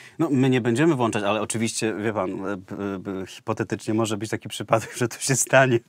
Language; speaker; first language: Polish; native; Polish